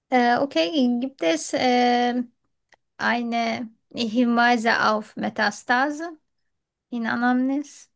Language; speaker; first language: German; non-native, learner; Turkish